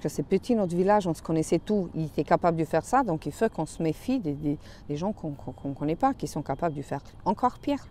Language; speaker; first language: French; non-native, fluent; Romanian